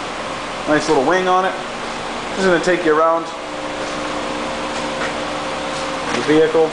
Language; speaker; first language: English; native; English